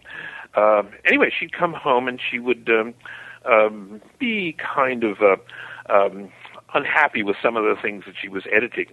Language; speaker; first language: English; native; English